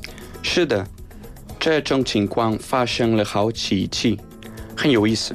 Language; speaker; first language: Chinese; non-native, learner; Spanish